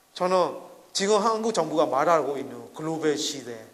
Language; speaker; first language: Korean; non-native, fluent; Burmese